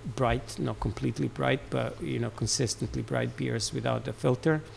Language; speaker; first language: English; non-native, fluent; Serbian